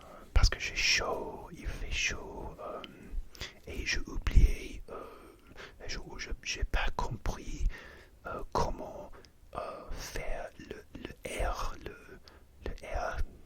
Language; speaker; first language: French; non-native, learner; English